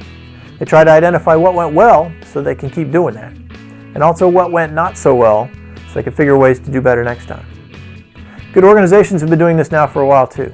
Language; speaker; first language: English; native; English